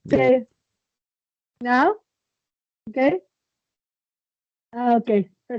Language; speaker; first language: English; non-native, learner; Spanish